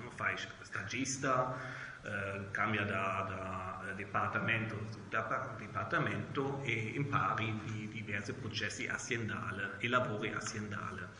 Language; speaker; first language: Italian; non-native, learner; German